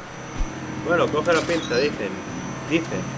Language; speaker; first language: Spanish; native; Spanish